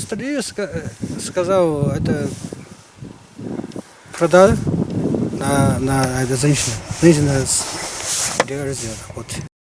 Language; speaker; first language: Russian; non-native, learner; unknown